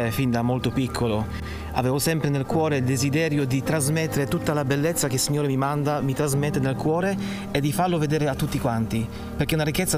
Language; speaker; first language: Italian; non-native, fluent; Polish